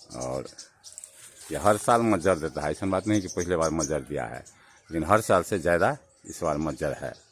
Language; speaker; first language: Hindi; non-native, local second language; Maithili